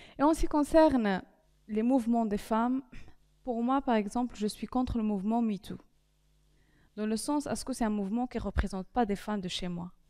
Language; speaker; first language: French; non-native, local second language; Arabic